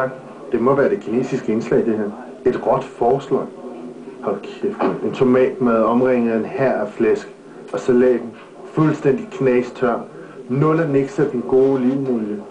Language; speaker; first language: Danish; native; Danish